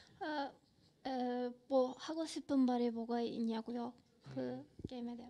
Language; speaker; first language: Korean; non-native, fluent; Turkish